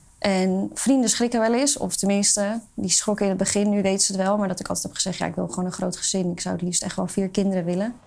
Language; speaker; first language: Dutch; native; Dutch